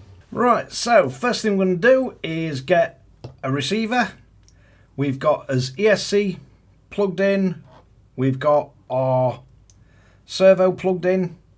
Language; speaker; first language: English; native; English